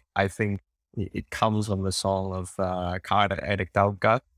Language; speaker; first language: English; non-native, local second language; Cantonese